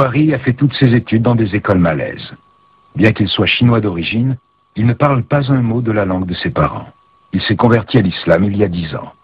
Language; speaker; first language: French; native; French